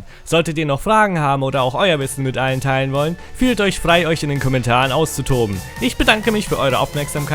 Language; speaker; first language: German; native; German